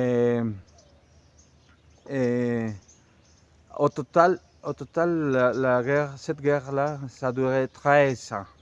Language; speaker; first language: French; non-native, fluent; Spanish